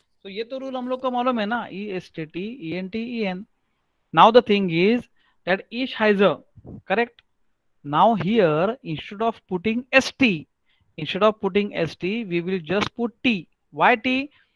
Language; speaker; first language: Hindi; non-native, local second language; Marathi